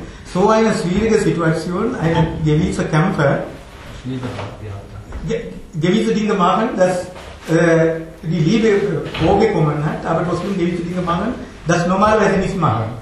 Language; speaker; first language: German; non-native, learner; Tamil